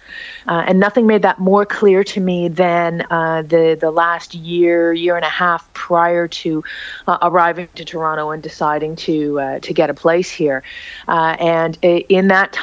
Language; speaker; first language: English; native; English